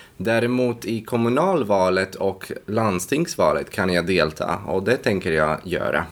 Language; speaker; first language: Swedish; non-native, fluent; Latvian